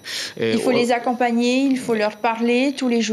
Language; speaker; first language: French; native; French